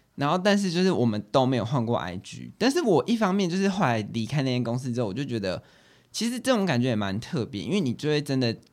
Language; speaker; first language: Chinese; native; Chinese